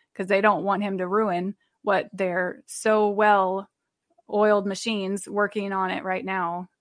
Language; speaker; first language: English; native; English